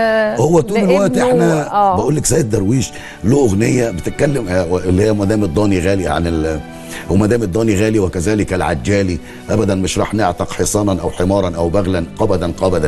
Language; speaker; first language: Arabic; native; Arabic